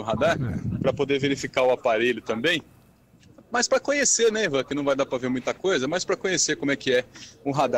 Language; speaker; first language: Portuguese; native; Portuguese